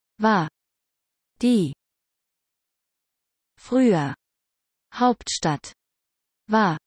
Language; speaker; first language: German; non-native, learner; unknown